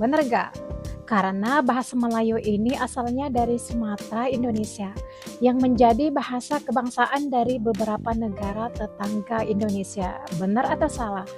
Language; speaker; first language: Indonesian; native; Indonesian